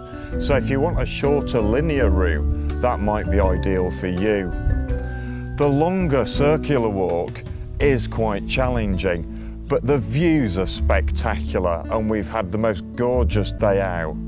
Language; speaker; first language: English; native; English